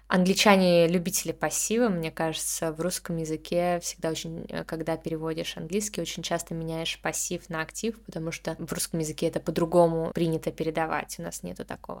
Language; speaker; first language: Russian; native; Russian